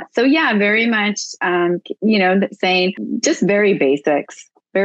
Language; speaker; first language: English; early bilingual, other home language; Spanish